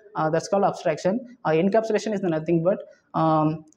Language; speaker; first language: English; non-native, local second language; Tamil